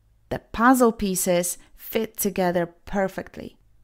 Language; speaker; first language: English; non-native, fluent; Polish